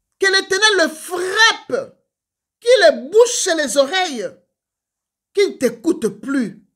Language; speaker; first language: French; non-native, local second language; Lingala